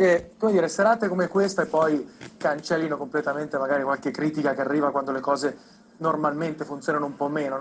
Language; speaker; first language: Italian; native; Italian